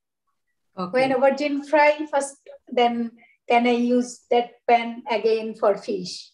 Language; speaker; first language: English; non-native, learner; Bangla